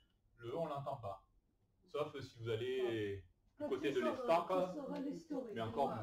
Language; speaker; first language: French; native; French